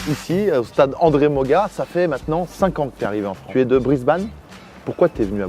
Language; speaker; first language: French; native; French